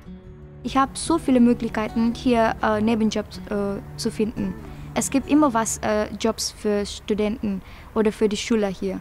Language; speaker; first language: German; non-native, fluent; Indonesian